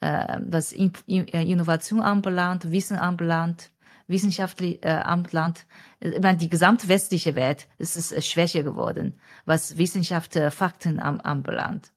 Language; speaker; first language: German; non-native, fluent; Chinese